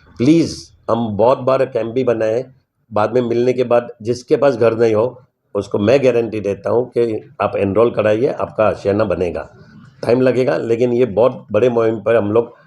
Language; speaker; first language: Hindi; non-native, local second language; Gujarati